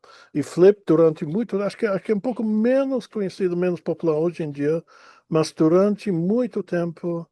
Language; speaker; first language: Portuguese; non-native, fluent; English